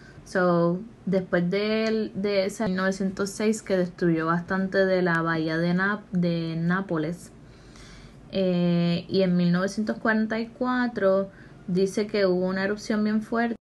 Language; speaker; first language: Spanish; native; Spanish